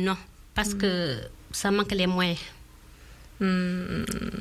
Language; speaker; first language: French; non-native, local second language; Fula